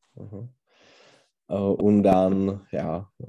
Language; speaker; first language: German; non-native, learner; Czech